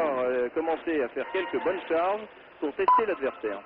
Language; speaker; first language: French; native; French